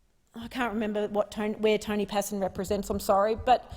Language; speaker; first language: English; native; English